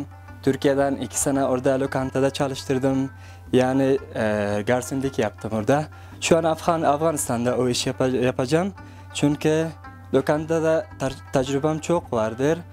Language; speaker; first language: Turkish; non-native, learner; Persian